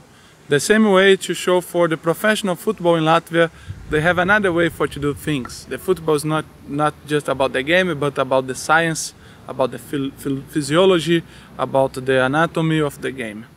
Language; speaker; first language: English; non-native, learner; Portuguese